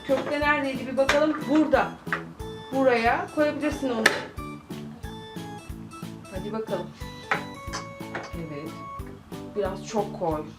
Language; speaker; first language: Turkish; native; Turkish